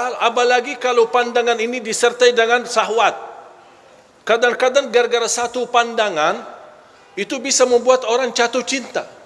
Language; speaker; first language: Malay; non-native, fluent; Arabic